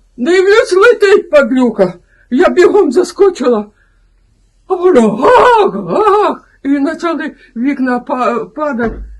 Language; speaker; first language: Ukrainian; native; Ukrainian